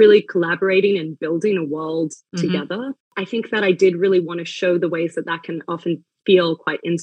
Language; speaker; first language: English; native; English